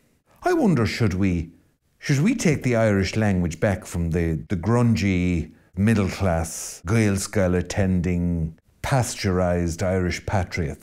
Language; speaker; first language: English; native; English